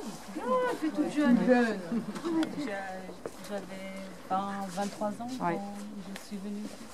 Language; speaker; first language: French; non-native, fluent; Albanian